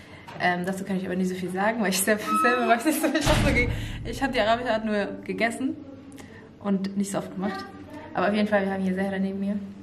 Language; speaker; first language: German; early bilingual, other home language; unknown